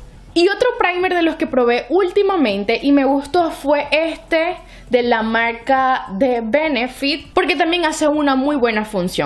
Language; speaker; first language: Spanish; native; Spanish